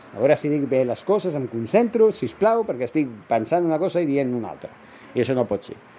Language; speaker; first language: Catalan; non-native, local second language; Spanish